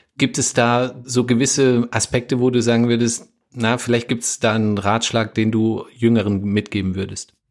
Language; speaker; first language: German; native; German